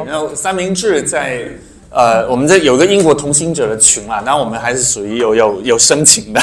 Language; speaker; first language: Chinese; native; Chinese